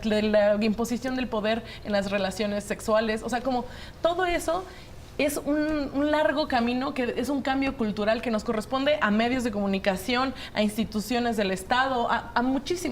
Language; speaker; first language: Spanish; native; Spanish